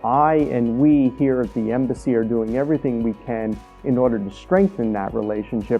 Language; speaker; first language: English; native; English